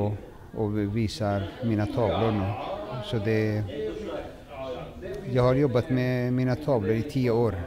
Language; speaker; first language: Swedish; non-native, fluent; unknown